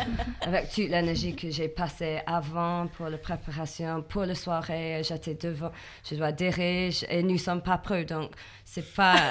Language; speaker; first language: French; non-native, learner; English